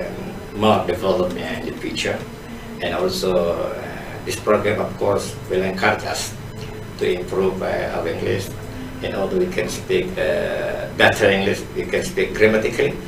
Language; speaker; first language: English; non-native, fluent; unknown